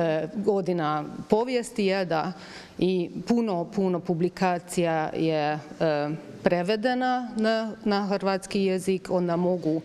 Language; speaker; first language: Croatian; non-native, fluent; Hungarian